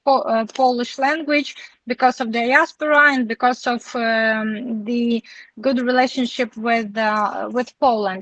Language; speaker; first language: English; non-native, learner; Ukrainian